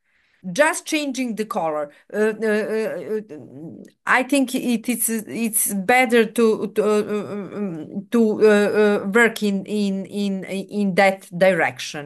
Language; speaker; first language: English; non-native, fluent; Serbian